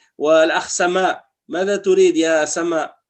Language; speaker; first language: Arabic; non-native, fluent; French